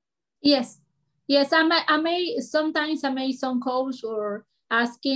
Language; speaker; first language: English; non-native, learner; Spanish